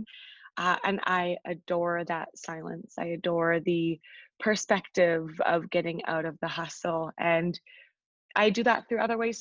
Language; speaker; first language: English; native; English